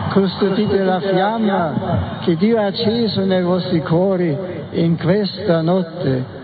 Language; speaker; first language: Italian; non-native, fluent; German